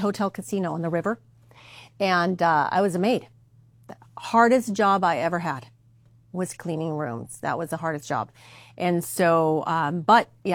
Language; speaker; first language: English; early bilingual, other home language; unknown